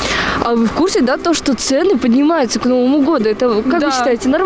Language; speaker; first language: Russian; native; Russian